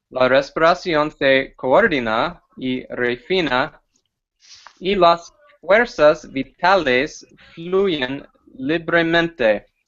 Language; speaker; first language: Spanish; non-native, fluent; English